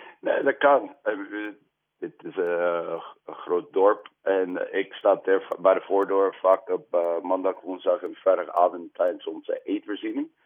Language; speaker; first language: Dutch; non-native, fluent; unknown